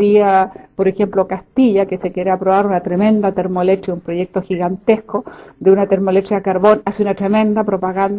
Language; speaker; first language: Spanish; native; Spanish